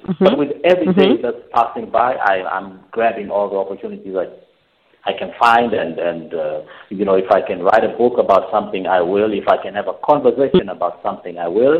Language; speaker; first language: English; non-native, local second language; Shona